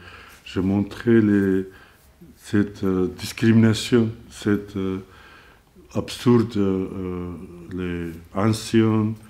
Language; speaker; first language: French; non-native, learner; Azerbaijani